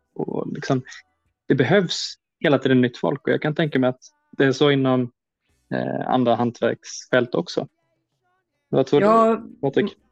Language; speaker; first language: Swedish; native; Swedish